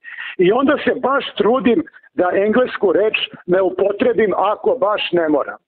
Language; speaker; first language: Serbian; native; Serbian